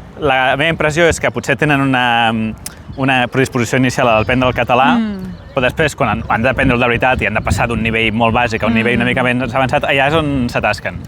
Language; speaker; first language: Catalan; native; Catalan